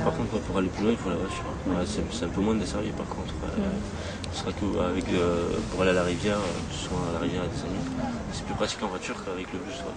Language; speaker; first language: French; native; French